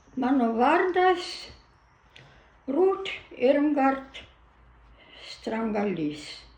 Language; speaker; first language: Lithuanian; non-native, local second language; German